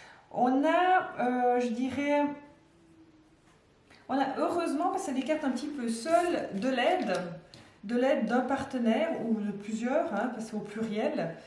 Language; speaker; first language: French; native; French